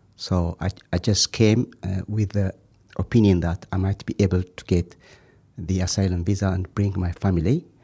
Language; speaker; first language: English; non-native, fluent; Amharic